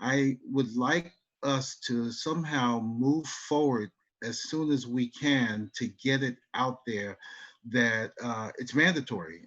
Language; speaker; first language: English; native; English